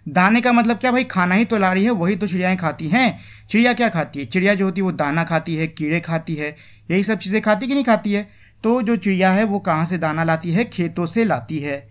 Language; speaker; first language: Hindi; native; Hindi